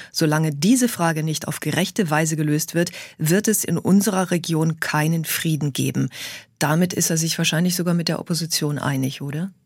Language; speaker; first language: German; native; German